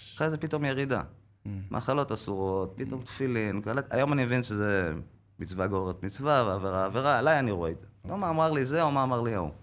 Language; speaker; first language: Hebrew; native; Hebrew